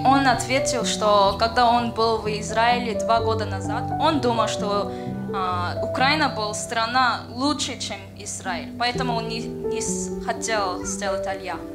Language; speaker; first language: Russian; non-native, learner; Korean